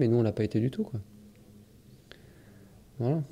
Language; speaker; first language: French; native; French